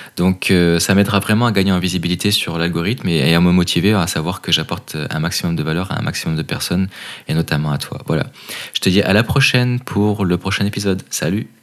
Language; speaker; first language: French; native; French